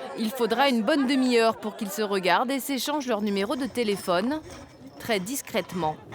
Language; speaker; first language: French; native; French